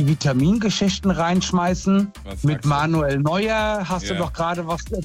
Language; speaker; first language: German; native; German